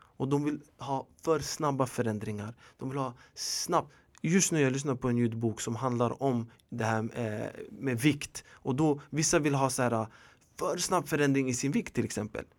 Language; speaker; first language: Swedish; early bilingual, other home language; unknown